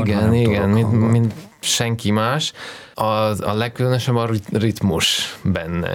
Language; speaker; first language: Hungarian; non-native, fluent; Russian